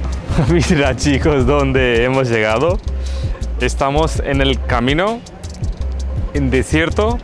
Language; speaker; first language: Spanish; non-native, fluent; Hindi